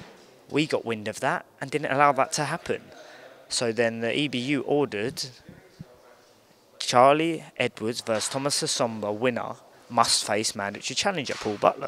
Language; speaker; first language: English; native; English